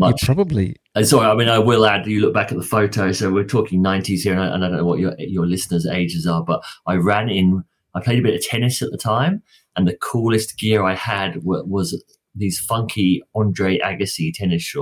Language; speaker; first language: English; native; English